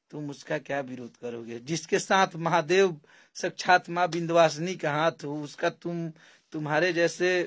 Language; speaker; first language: Hindi; native; Hindi